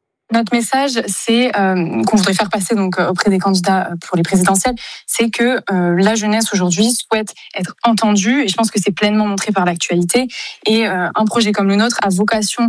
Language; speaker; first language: French; native; French